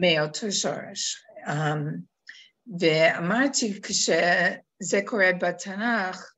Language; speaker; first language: Hebrew; non-native, fluent; English